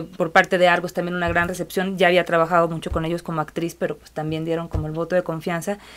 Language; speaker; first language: Spanish; native; Spanish